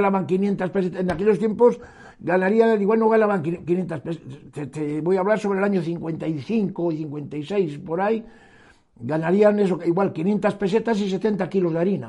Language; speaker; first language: Spanish; native; Spanish